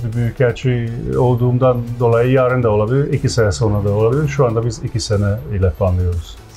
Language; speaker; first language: Turkish; non-native, fluent; Hungarian